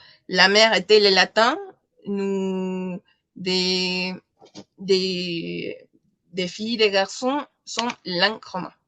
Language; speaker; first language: French; non-native, learner; Spanish